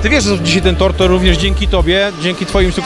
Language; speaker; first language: Polish; native; Polish